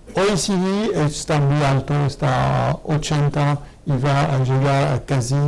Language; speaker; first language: Spanish; non-native, fluent; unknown